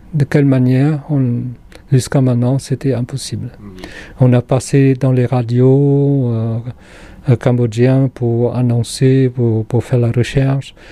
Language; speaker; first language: French; non-native, fluent; Khmer